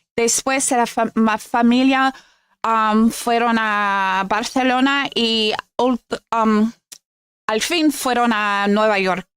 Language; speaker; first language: Spanish; non-native, learner; English